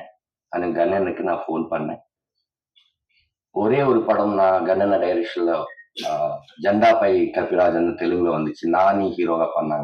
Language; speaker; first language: Tamil; non-native, learner; Telugu